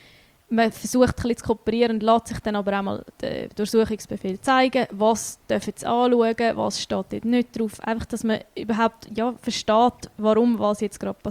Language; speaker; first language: German; native; German